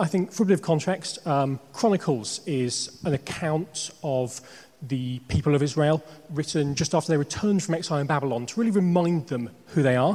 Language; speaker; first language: English; native; English